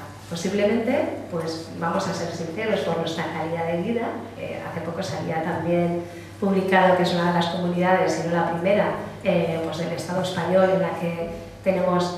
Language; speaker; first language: Spanish; native; Spanish